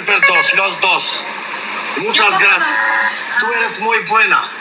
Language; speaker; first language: Spanish; non-native, learner; Albanian